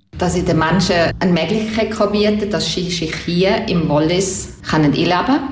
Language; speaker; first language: German; native; German